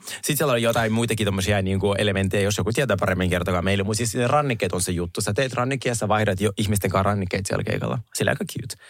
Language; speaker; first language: Finnish; non-native, fluent; Russian